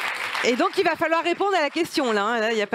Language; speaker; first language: French; native; French